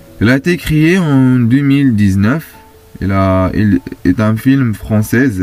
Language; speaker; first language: French; non-native, fluent; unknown